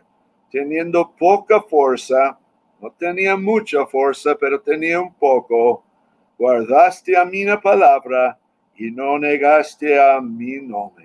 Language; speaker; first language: Spanish; non-native, fluent; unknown